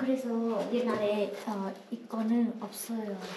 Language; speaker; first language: Korean; non-native, learner; Hmong